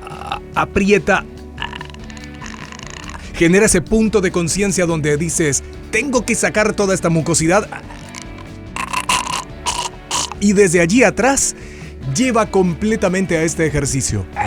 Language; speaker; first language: Spanish; native; Spanish